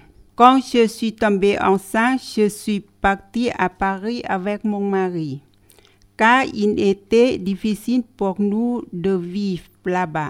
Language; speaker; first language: French; non-native, learner; Thai